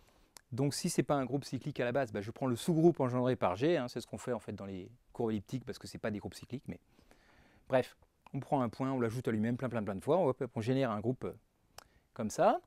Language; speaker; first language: French; native; French